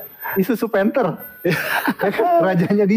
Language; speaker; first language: Indonesian; native; Indonesian